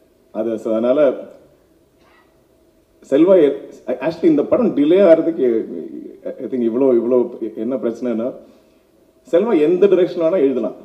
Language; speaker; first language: Tamil; non-native, local second language; Malayalam